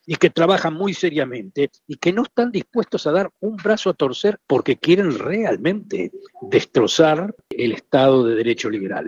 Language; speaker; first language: Spanish; native; Spanish